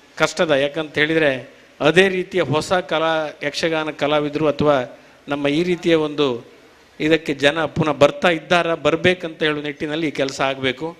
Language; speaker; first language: Kannada; native; Kannada